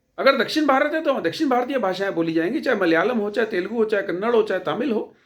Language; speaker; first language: Hindi; native; Hindi